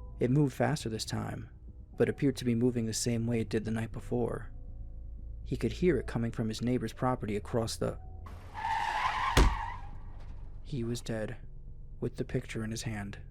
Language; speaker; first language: English; native; English